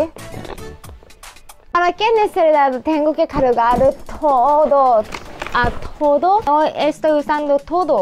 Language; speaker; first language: Spanish; non-native, learner; Japanese